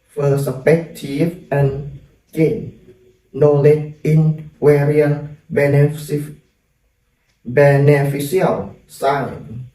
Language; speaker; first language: English; non-native, learner; Thai